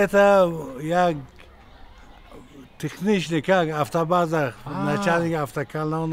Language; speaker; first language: Russian; non-native, local second language; Tajik